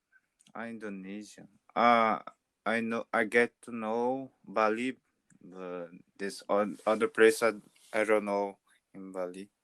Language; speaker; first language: English; non-native, learner; Portuguese